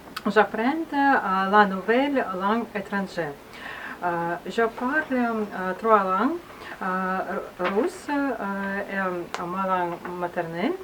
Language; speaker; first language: French; non-native, learner; Russian